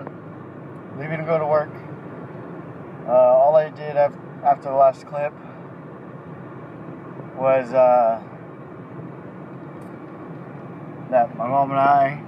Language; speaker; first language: English; native; English